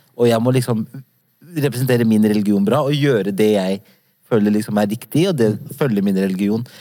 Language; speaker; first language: Norwegian; early bilingual, other home language; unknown